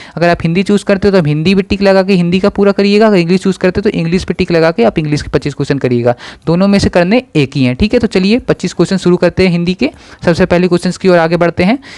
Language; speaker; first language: Hindi; native; Hindi